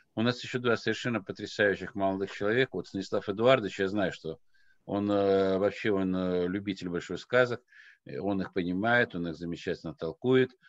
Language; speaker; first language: Russian; non-native, local second language; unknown